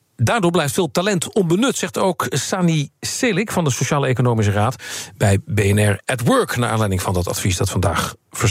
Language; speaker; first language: Dutch; native; Dutch